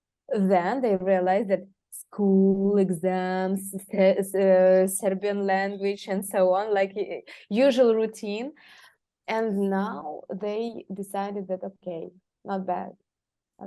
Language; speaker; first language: English; non-native, fluent; Russian